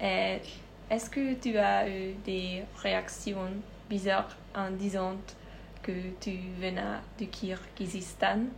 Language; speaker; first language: French; non-native, learner; Hungarian